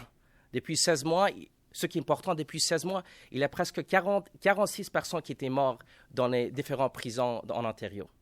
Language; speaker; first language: French; non-native, local second language; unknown